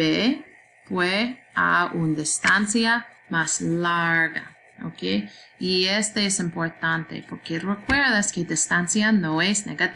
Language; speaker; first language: Spanish; non-native, learner; English